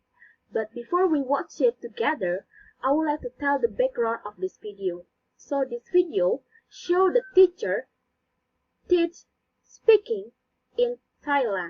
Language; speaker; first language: English; non-native, learner; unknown